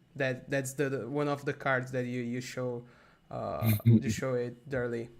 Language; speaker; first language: English; non-native, learner; Portuguese